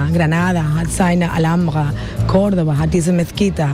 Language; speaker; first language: German; non-native, fluent; Spanish